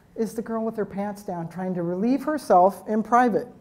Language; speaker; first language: English; native; English